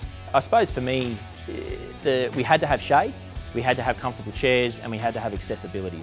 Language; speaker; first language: English; native; English